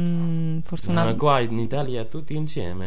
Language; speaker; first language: Italian; non-native, learner; Punjabi